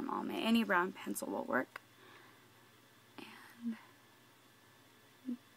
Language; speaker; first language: English; native; English